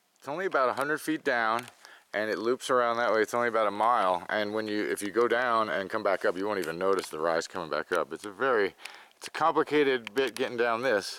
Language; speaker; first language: English; native; English